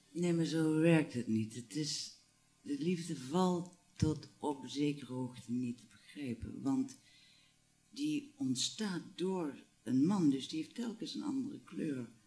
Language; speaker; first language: Dutch; native; Dutch